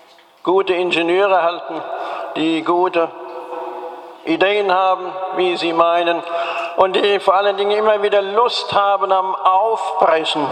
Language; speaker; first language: German; native; German